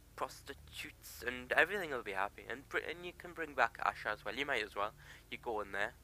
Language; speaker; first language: English; native; English